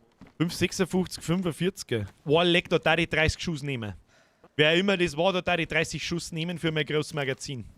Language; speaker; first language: German; native; German